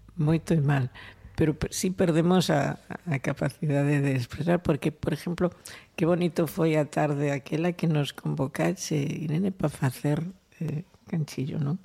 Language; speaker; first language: Galician; non-native, local second language; Spanish